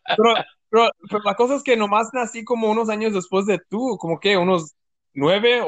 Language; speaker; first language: Spanish; early bilingual, heritage; Spanish